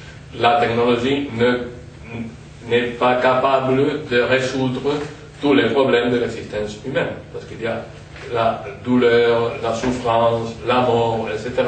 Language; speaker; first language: French; non-native, fluent; Spanish